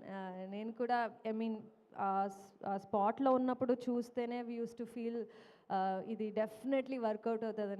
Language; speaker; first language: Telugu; non-native, fluent; Kannada